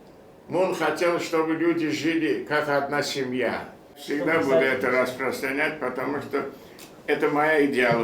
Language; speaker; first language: Russian; non-native, fluent; Korean